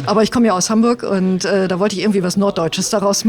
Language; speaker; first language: German; native; German